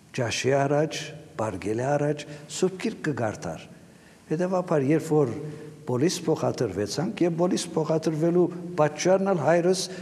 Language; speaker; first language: Armenian; native; Armenian